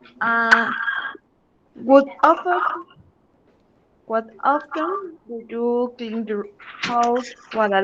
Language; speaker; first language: English; non-native, learner; Spanish